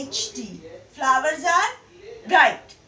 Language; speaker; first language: English; non-native, local second language; Hindi